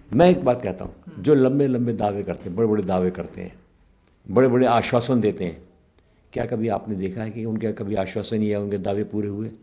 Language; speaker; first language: Hindi; native; Hindi